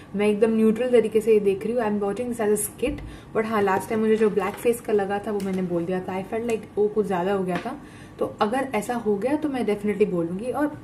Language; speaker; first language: Hindi; non-native, local second language; Gujarati